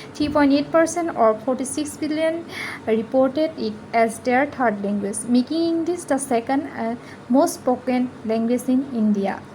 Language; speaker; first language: English; non-native, local second language; Assamese